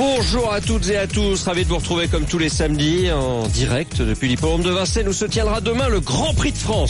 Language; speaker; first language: French; native; French